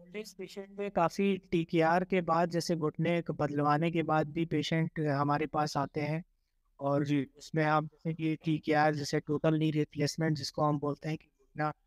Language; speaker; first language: Hindi; native; Hindi